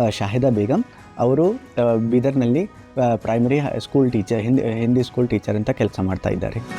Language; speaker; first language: Kannada; non-native, local second language; Urdu